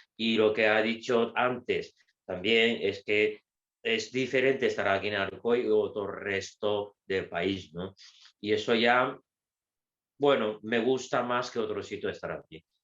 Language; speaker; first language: Spanish; non-native, fluent; Japanese